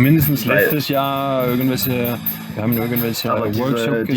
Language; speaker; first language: German; non-native, fluent; Spanish